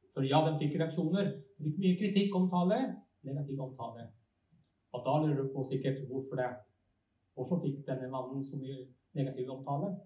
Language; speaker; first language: Norwegian; non-native, fluent; Spanish